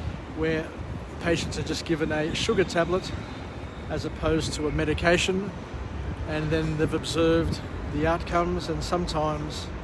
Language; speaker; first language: English; native; English